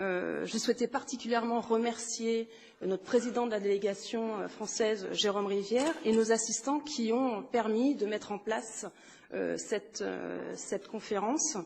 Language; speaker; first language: French; native; French